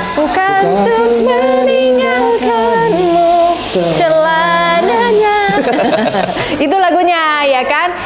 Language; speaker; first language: Indonesian; native; Indonesian